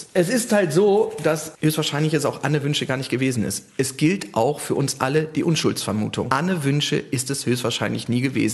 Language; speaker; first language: German; native; German